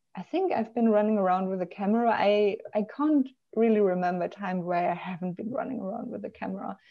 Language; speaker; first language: English; non-native, fluent; German